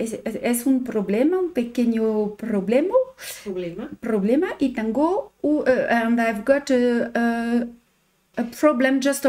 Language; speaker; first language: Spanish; non-native, learner; French